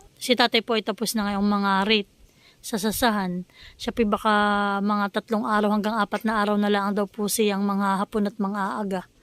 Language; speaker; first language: Filipino; native; Filipino